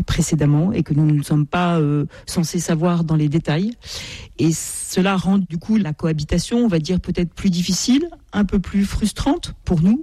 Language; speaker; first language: French; native; French